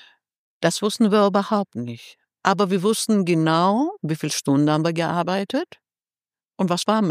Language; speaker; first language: German; non-native, fluent; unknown